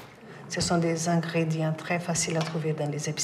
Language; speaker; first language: French; non-native, fluent; Portuguese